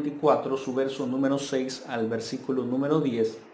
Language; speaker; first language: Spanish; native; Spanish